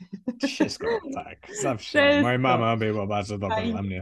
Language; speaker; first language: Polish; non-native, learner; English